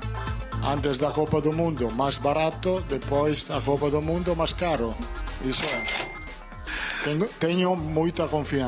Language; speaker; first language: Portuguese; non-native, learner; Italian